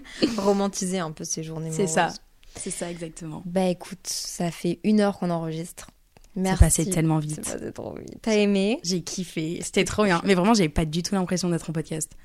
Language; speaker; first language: French; native; French